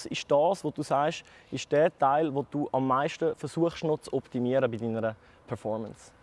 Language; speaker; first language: German; native; German